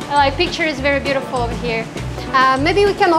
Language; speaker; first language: English; non-native, fluent; Kazakh